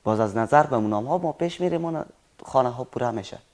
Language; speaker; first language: Persian; native; Persian